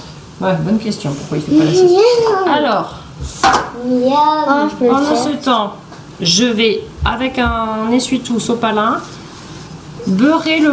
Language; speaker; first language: French; native; French